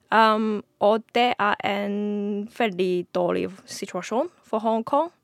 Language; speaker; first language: Norwegian; non-native, fluent; Cantonese